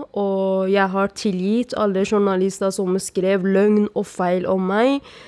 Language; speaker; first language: Norwegian; non-native, fluent; Persian